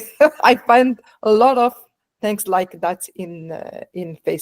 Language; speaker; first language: English; non-native, learner; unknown